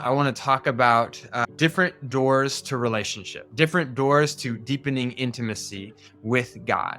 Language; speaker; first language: English; native; English